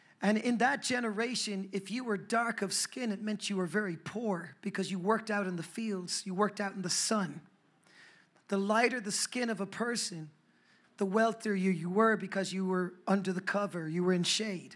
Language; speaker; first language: English; native; English